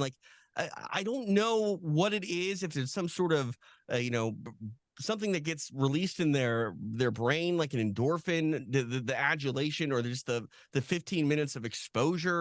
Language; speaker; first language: English; native; English